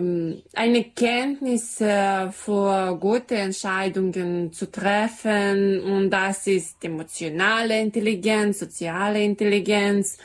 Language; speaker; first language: German; non-native, learner; Serbian